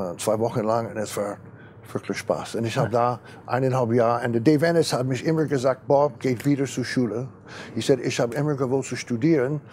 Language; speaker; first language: German; non-native, fluent; English